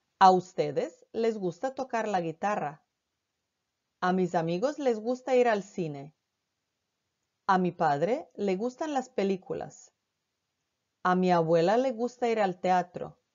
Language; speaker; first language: Spanish; non-native, fluent; Croatian